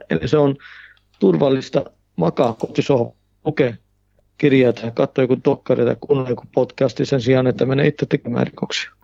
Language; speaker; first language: Finnish; early bilingual, heritage; Finnish